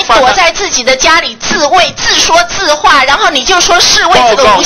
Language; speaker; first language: Chinese; native; Chinese